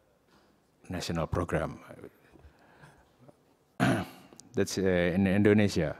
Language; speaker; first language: English; non-native, learner; Indonesian